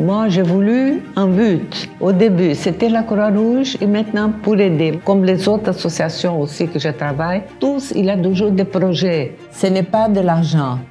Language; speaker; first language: French; non-native, fluent; Portuguese